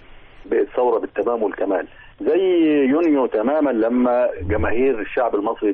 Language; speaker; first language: Arabic; native; Arabic